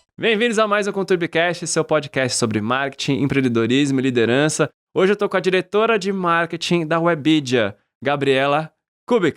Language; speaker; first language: Portuguese; native; Portuguese